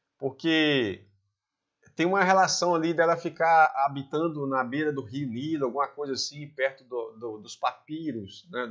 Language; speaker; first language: Portuguese; native; Portuguese